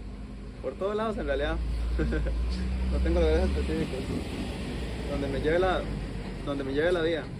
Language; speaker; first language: Spanish; native; Spanish